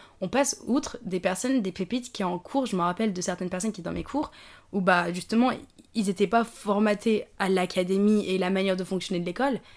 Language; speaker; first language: French; native; French